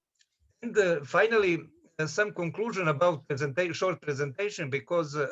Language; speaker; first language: English; non-native, learner; Serbian